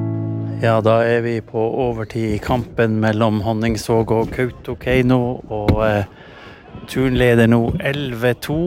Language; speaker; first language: Norwegian; native; Norwegian